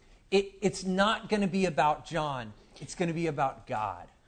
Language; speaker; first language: English; native; English